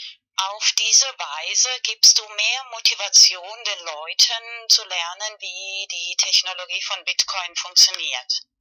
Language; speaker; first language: German; non-native, fluent; Spanish